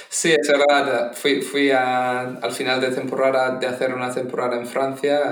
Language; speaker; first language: Spanish; non-native, fluent; English